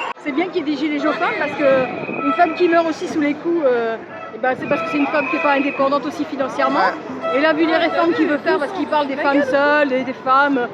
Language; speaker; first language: French; native; French